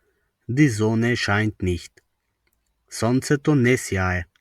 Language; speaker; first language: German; non-native, fluent; Macedonian